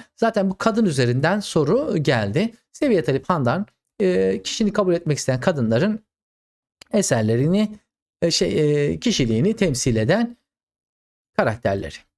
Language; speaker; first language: Turkish; native; Turkish